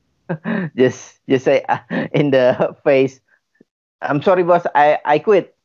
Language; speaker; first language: English; non-native, learner; Indonesian